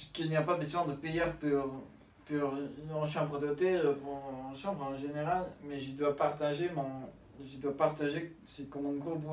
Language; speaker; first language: French; non-native, learner; Spanish